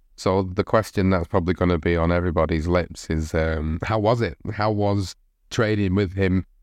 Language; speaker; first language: English; native; English